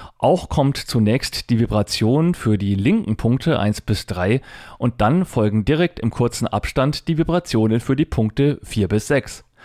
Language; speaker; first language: German; native; German